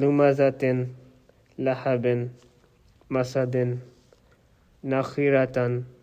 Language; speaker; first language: Arabic; non-native, learner; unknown